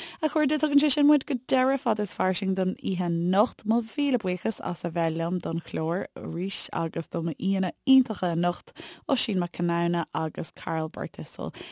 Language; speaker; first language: Irish; native; Irish